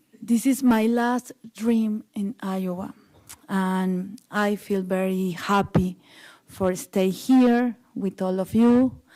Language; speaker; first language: English; non-native, learner; Spanish